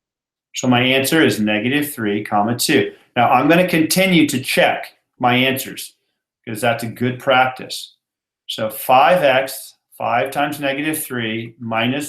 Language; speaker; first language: English; native; English